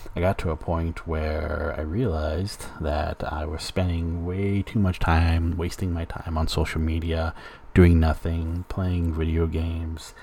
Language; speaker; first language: English; native; English